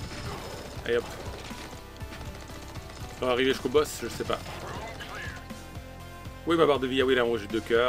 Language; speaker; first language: French; native; French